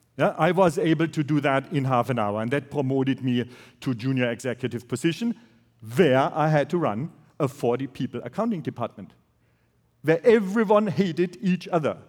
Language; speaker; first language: English; non-native, fluent; German